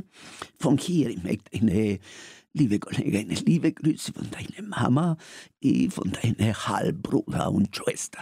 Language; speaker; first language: German; non-native, fluent; Spanish